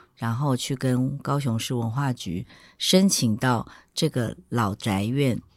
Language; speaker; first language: Chinese; native; Chinese